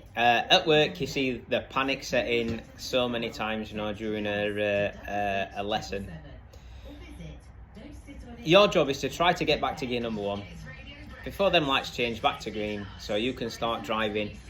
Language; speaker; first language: English; native; English